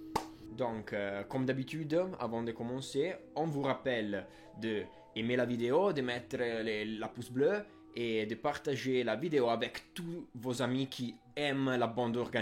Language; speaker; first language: French; non-native, fluent; Italian